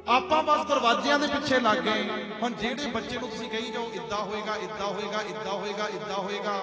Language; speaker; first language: Punjabi; early bilingual, other home language; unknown